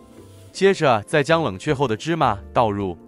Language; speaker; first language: Chinese; native; Chinese